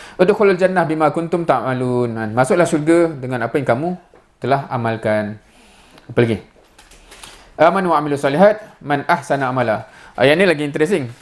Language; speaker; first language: Malay; native; Malay